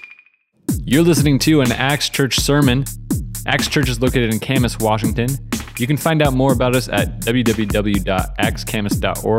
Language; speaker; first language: English; native; English